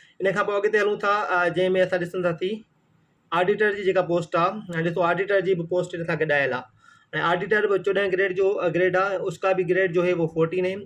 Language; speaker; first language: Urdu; non-native, local second language; Sindhi